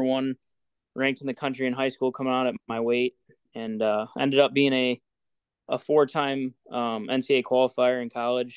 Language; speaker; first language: English; native; English